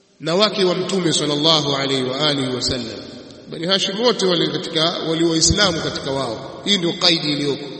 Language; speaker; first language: Swahili; native; Swahili